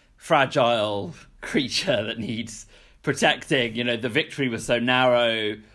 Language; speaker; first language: English; native; English